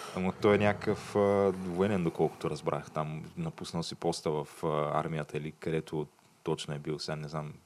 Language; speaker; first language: Bulgarian; native; Bulgarian